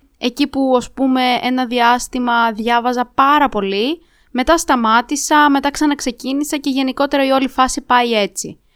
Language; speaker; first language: Greek; early bilingual, other home language; Romanian